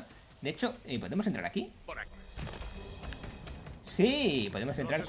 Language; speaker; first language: Spanish; native; Spanish